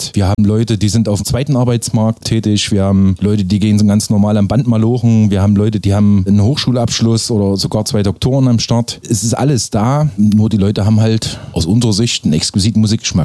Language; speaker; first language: German; native; German